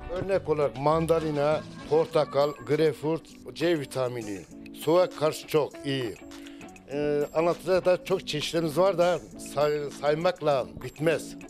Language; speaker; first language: Turkish; native; Turkish